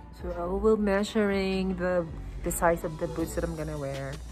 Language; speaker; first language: English; non-native, local second language; Filipino